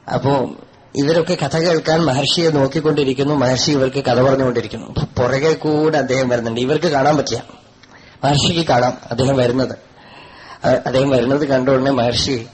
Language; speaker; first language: Malayalam; non-native, local second language; Tamil